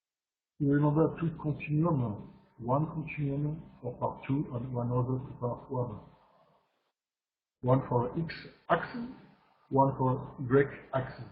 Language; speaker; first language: English; non-native, learner; French